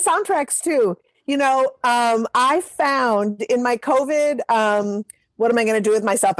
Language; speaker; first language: English; native; English